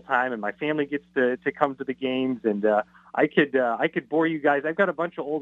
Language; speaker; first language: English; native; English